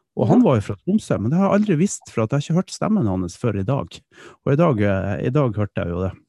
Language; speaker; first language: Norwegian; early bilingual, other home language; Dutch